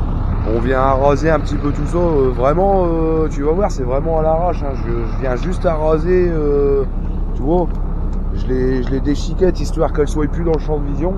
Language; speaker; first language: French; native; French